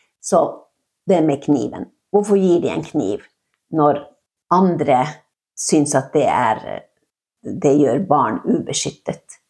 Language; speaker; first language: Norwegian; non-native, local second language; Northern Sami